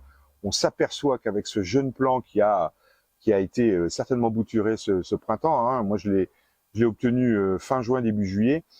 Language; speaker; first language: French; native; French